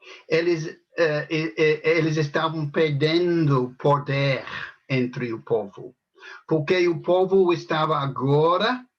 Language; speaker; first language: Portuguese; non-native, fluent; English